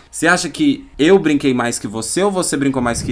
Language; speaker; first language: Portuguese; native; Portuguese